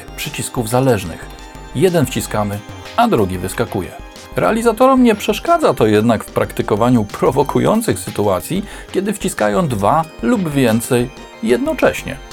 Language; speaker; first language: Polish; native; Polish